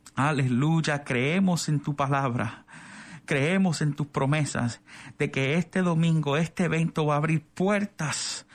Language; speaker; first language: Spanish; native; Spanish